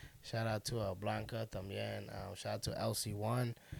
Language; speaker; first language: Spanish; early bilingual, heritage; Spanish